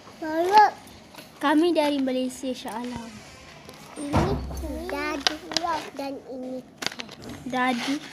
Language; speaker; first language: Indonesian; non-native, learner; Malay